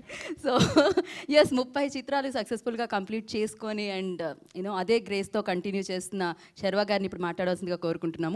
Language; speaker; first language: Telugu; native; Telugu